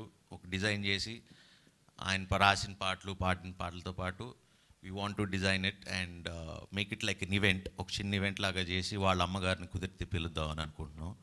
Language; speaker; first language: Telugu; native; Telugu